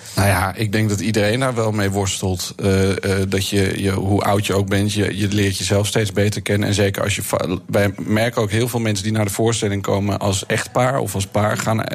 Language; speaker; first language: Dutch; native; Dutch